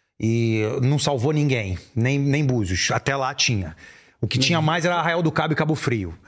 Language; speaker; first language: Portuguese; native; Portuguese